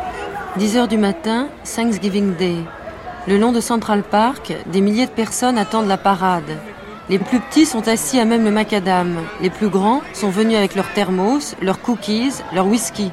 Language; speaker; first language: French; native; French